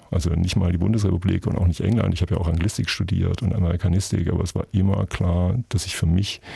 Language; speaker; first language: German; native; German